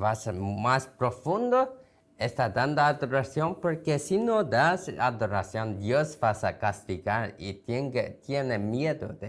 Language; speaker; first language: Spanish; non-native, fluent; Korean